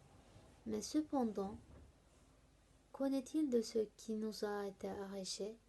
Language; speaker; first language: French; non-native, learner; Turkish